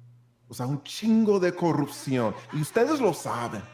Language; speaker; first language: Spanish; early bilingual, heritage; Spanish